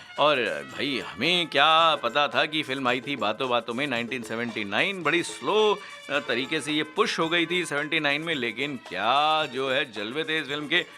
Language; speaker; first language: Hindi; native; Hindi